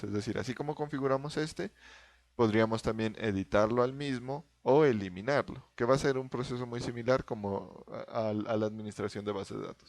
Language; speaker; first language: Spanish; native; Spanish